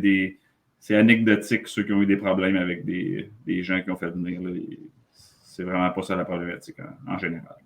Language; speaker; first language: French; native; French